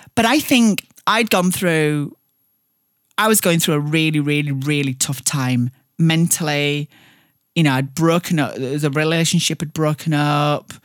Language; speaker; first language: English; native; English